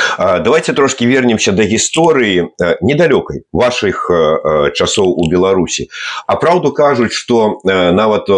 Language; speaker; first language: Belarusian; native; Belarusian